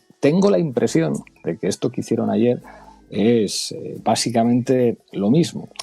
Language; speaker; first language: Spanish; native; Spanish